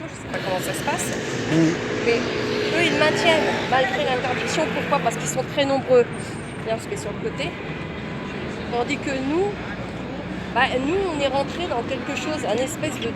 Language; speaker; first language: French; native; French